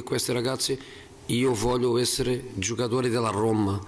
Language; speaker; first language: Italian; non-native, fluent; Portuguese